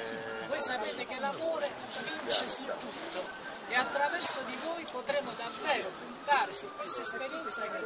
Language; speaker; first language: Italian; native; Italian